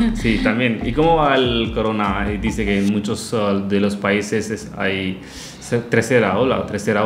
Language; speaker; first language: Spanish; non-native, learner; Hindi